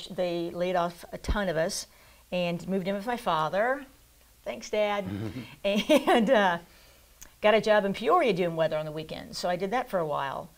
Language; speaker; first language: English; native; English